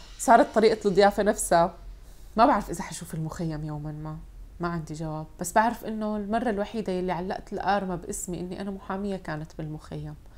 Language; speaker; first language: Arabic; native; Arabic